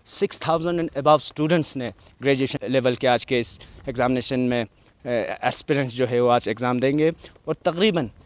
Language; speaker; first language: Hindi; non-native, local second language; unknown